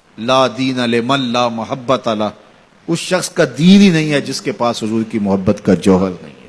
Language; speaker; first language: Urdu; non-native, local second language; Punjabi